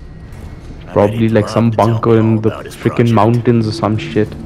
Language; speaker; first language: English; native; English